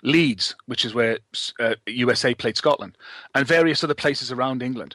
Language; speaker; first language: English; native; English